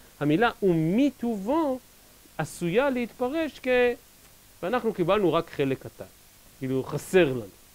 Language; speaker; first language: Hebrew; native; Hebrew